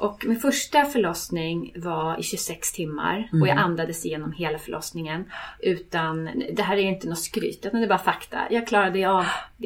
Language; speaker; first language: Swedish; native; Swedish